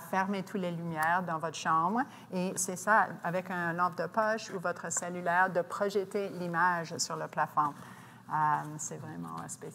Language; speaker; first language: French; non-native, local second language; English